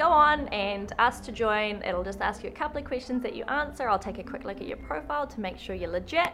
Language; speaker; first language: English; native; English